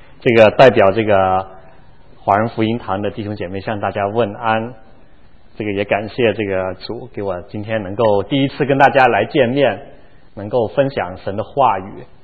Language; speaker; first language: Chinese; non-native, local second language; Cantonese